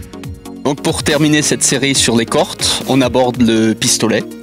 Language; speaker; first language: French; native; French